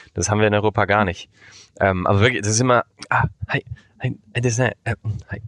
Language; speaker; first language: German; early bilingual, heritage; Spanish